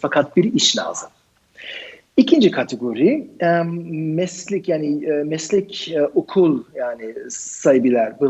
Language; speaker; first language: Turkish; non-native, fluent; German